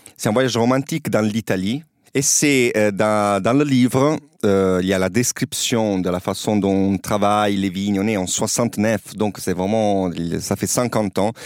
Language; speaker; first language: French; non-native, fluent; Italian